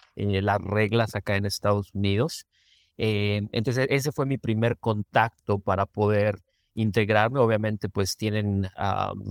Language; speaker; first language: Spanish; native; Spanish